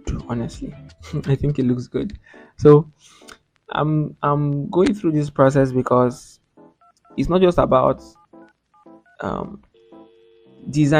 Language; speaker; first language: English; non-native, local second language; Yoruba